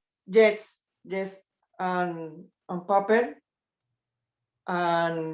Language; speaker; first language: English; non-native, learner; Spanish